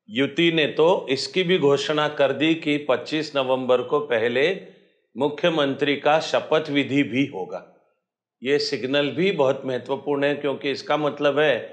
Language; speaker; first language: Hindi; non-native, local second language; Marathi